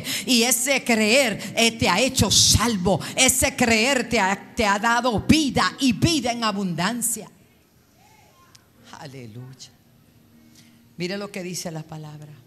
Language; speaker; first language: Spanish; native; Spanish